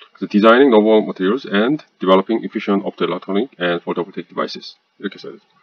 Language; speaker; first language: English; non-native, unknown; Korean